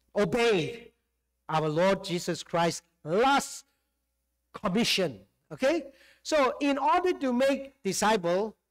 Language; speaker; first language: English; non-native, fluent; Burmese